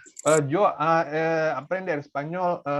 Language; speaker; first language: Spanish; non-native, learner; Indonesian